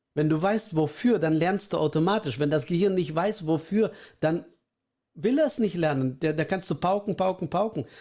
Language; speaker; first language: German; early bilingual, other home language; Russian